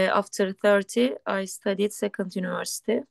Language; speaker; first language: English; non-native, learner; Turkish